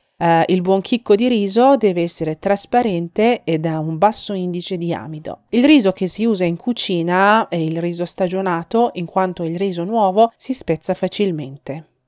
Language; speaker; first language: Italian; non-native, fluent; Persian